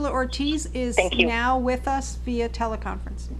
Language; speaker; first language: English; native; English